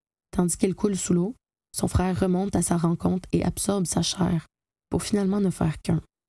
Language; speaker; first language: French; native; French